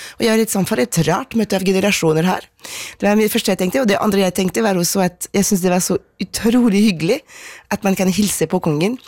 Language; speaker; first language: Norwegian; non-native, fluent; French